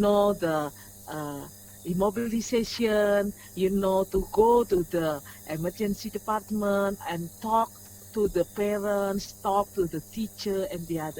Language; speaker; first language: English; non-native, learner; Indonesian